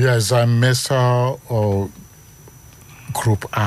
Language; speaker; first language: Dutch; non-native, learner; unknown